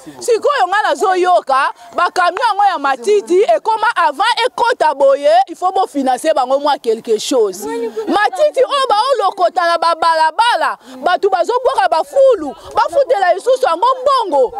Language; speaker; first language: Lingala; native; Lingala